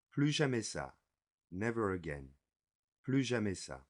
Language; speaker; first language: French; non-native, fluent; English